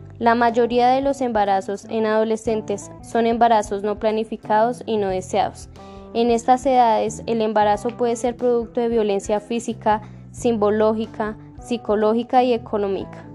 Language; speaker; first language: Spanish; native; Spanish